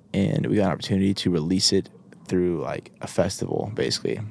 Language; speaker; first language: English; native; English